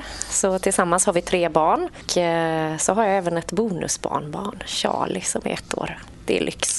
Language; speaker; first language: Swedish; native; Swedish